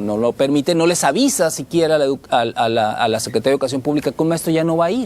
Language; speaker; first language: Spanish; native; Spanish